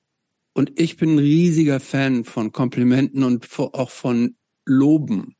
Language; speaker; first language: German; native; German